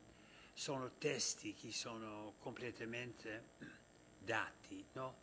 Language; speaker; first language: Italian; non-native, fluent; Dutch